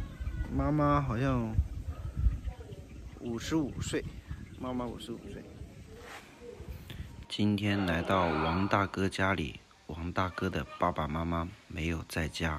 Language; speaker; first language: Chinese; native; Chinese